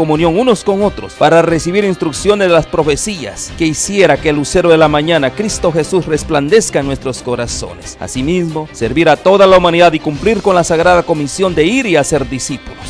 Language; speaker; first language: Spanish; native; Spanish